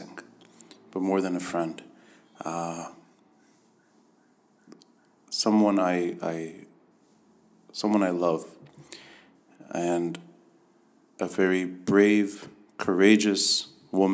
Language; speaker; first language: English; native; English